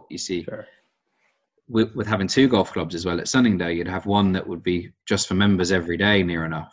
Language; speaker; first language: English; native; English